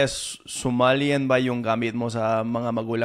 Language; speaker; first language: Filipino; non-native, fluent; English